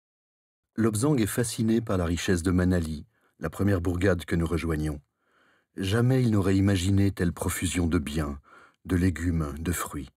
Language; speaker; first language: French; native; French